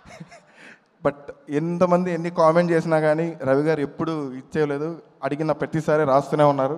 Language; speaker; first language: Telugu; native; Telugu